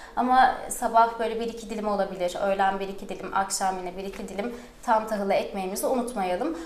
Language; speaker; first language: Turkish; early bilingual, heritage; Turkish